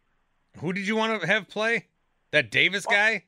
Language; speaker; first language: English; native; English